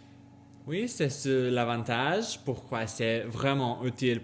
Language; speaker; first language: French; non-native, learner; Lithuanian